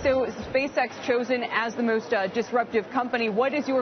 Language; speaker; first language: English; native; English